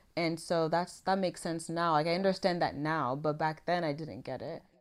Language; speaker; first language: English; native; English